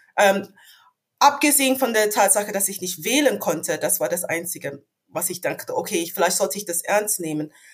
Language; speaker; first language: German; non-native, fluent; English